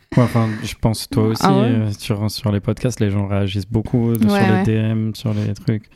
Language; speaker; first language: French; native; French